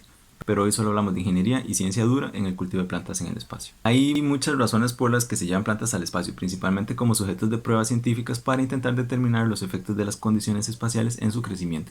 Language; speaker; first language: Spanish; native; Spanish